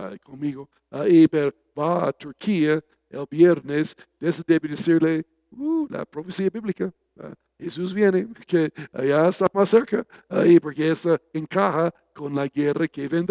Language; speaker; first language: Spanish; non-native, fluent; English